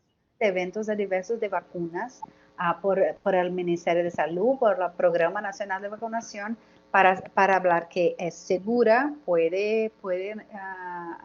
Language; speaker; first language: Spanish; non-native, learner; Portuguese